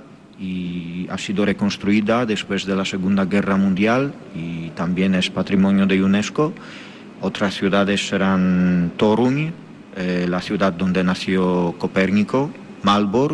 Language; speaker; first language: Spanish; non-native, fluent; Polish